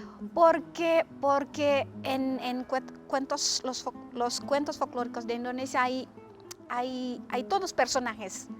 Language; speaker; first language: Spanish; non-native, fluent; Indonesian